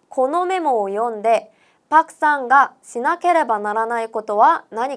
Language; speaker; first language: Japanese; non-native, fluent; Korean